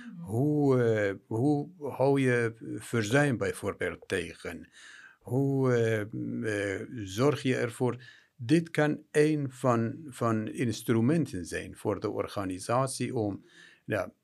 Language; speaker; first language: Dutch; non-native, fluent; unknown